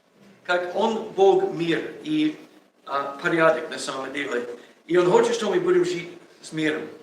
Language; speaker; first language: Russian; non-native, learner; English